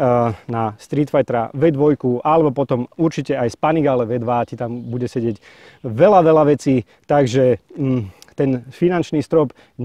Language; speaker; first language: Slovak; native; Slovak